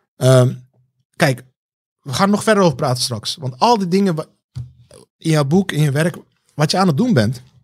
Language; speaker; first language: Dutch; early bilingual, other home language; Turkish